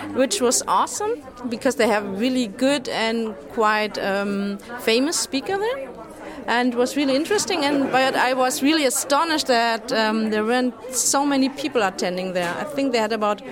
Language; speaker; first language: English; non-native, fluent; German